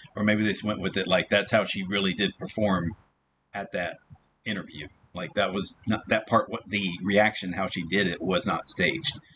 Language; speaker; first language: English; native; English